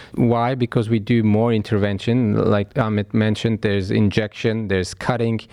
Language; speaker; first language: English; non-native, fluent; Turkish